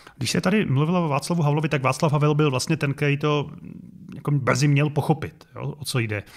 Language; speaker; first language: Czech; native; Czech